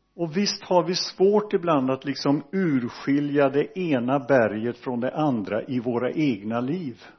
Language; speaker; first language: Swedish; native; Swedish